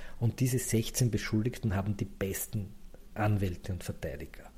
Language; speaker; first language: German; native; German